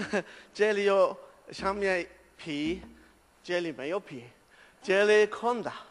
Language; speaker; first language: Chinese; non-native, learner; Persian